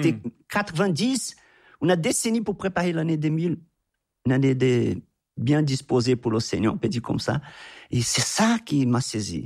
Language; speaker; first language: French; non-native, fluent; Portuguese